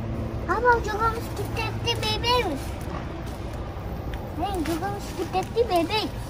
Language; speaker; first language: Kyrgyz; early bilingual, heritage; Kyrgyz